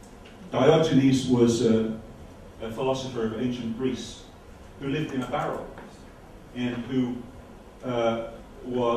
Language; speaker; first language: English; non-native, fluent; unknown